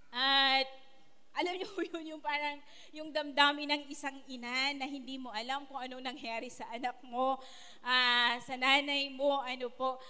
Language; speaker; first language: Filipino; non-native, local second language; Bikol